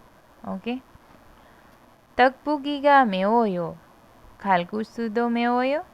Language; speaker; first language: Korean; non-native, fluent; Hindi